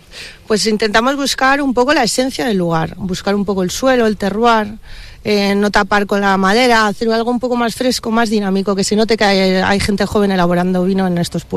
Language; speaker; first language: Spanish; native; Spanish